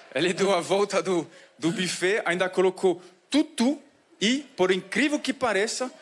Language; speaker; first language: Portuguese; non-native, fluent; French